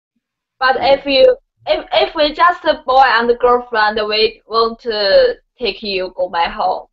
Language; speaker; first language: English; non-native, learner; Chinese